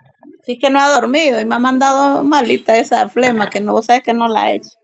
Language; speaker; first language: Spanish; native; Spanish